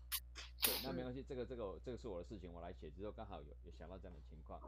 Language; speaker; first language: Chinese; native; Chinese